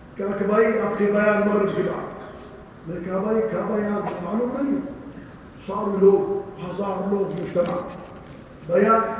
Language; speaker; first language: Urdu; non-native, learner; Arabic